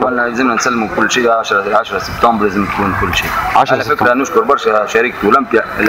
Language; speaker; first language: Arabic; native; Arabic